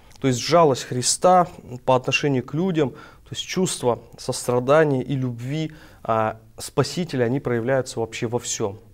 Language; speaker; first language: Russian; native; Russian